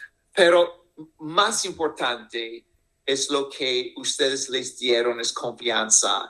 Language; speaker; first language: Spanish; non-native, fluent; English